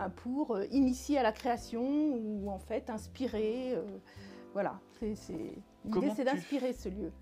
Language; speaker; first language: French; native; French